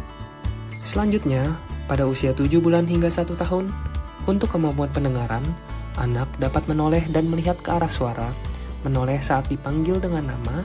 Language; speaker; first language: Indonesian; native; Indonesian